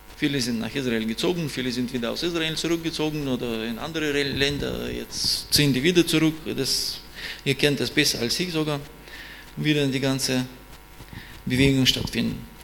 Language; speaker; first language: German; non-native, fluent; Russian